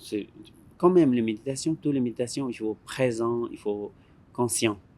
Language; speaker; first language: French; non-native, learner; Tibetan